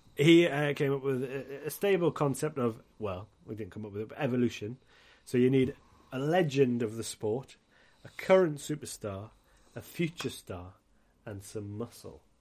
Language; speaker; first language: English; native; English